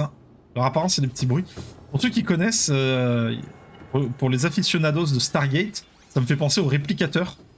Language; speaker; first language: French; native; French